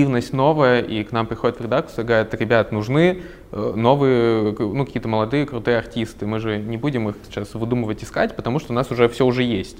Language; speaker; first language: Russian; native; Russian